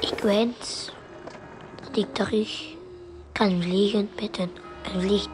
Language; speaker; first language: Dutch; non-native, learner; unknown